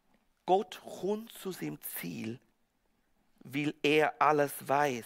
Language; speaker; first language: German; native; German